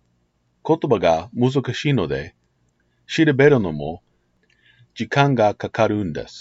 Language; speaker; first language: Japanese; non-native, learner; English